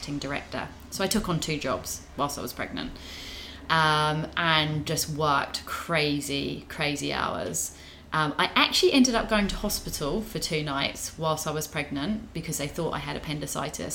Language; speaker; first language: English; native; English